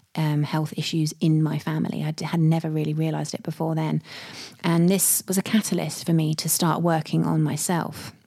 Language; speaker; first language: English; native; English